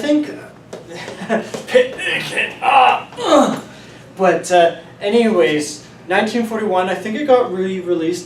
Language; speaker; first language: English; native; English